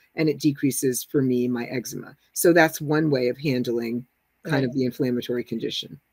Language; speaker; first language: English; native; English